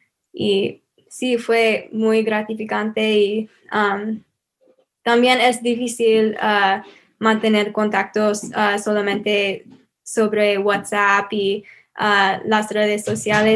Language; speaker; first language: Spanish; non-native, learner; English